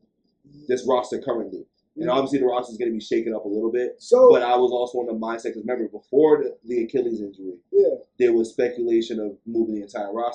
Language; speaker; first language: English; native; English